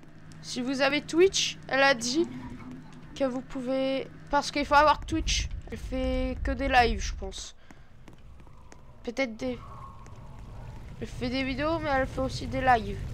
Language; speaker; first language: French; native; French